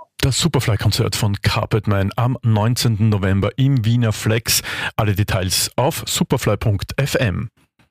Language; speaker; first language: German; native; German